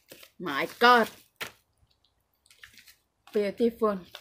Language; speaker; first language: English; non-native, learner; Thai